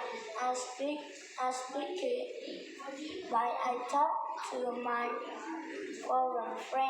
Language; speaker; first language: English; non-native, learner; Vietnamese